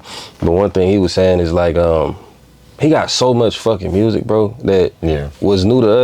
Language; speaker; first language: English; native; English